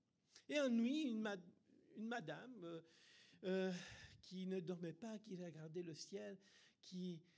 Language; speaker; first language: French; non-native, fluent; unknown